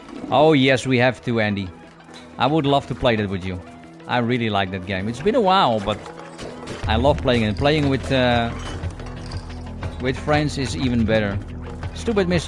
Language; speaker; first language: English; non-native, fluent; Dutch